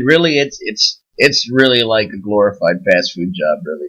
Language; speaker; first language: English; native; English